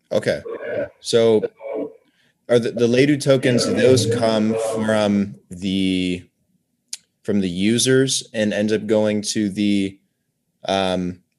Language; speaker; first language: English; native; English